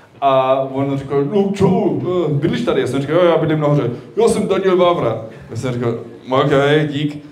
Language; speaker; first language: Czech; early bilingual, heritage; Czech